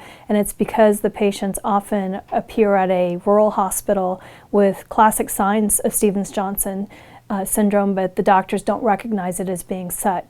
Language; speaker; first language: English; native; English